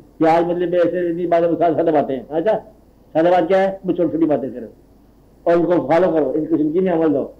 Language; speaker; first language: Urdu; non-native, local second language; Punjabi